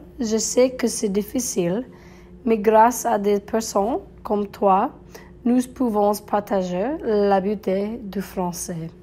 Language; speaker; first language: French; non-native, learner; English